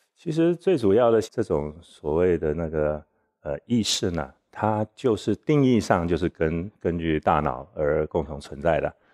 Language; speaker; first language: Chinese; native; Chinese